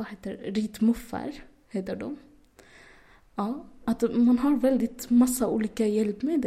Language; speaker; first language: Swedish; non-native, fluent; Arabic